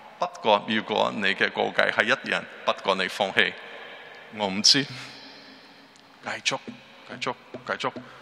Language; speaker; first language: Chinese; non-native, learner; Portuguese